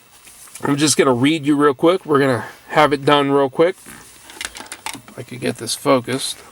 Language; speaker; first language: English; native; English